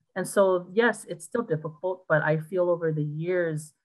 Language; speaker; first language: English; native; English